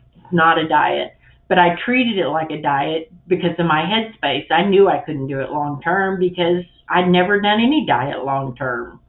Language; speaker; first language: English; native; English